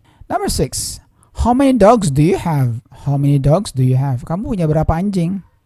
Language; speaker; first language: English; non-native, fluent; Indonesian